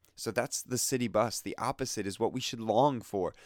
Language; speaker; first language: English; native; English